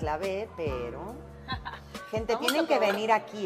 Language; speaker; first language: Spanish; early bilingual, other home language; Romanian